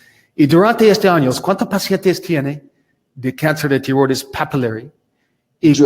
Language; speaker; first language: Spanish; non-native, learner; English